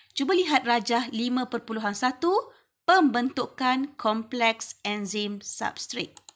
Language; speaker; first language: Malay; native; Malay